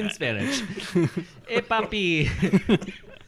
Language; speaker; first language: English; native; English